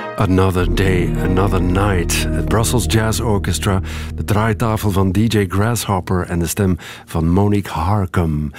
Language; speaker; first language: Dutch; native; Dutch